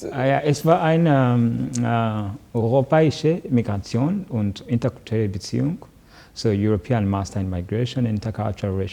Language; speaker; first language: German; non-native, learner; Kinyarwanda